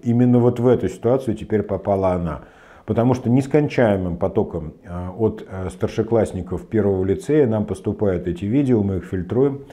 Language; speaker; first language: Russian; native; Russian